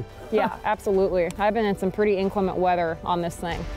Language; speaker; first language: English; native; English